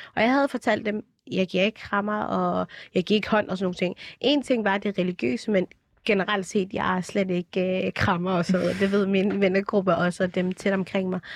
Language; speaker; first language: Danish; early bilingual, other home language; Somali